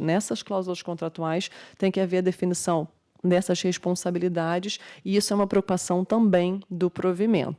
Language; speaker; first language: Portuguese; native; Portuguese